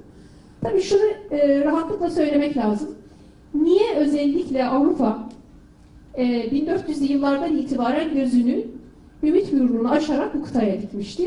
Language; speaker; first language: Turkish; native; Turkish